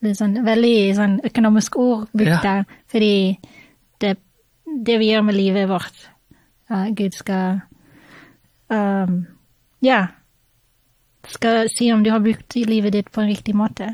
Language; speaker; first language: Norwegian; non-native, fluent; English